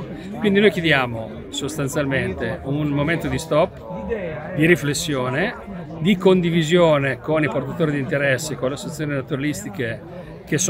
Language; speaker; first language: Italian; native; Italian